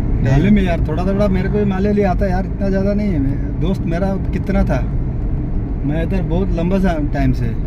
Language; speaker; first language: Hindi; non-native, learner; Bangla